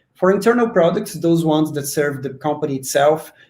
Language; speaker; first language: English; non-native, fluent; Portuguese